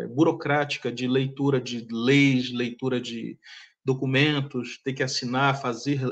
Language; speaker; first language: Portuguese; early bilingual, heritage; Portuguese